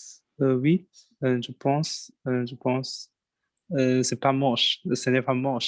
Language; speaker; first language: French; non-native, learner; Chinese